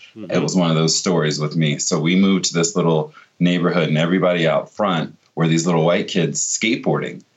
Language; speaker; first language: English; native; English